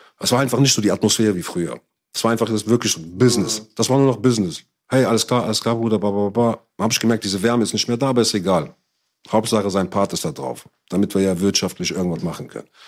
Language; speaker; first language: German; early bilingual, other home language; Arabic